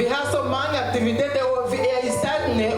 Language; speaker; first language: Danish; non-native, learner; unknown